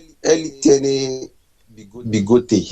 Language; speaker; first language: Spanish; non-native, learner; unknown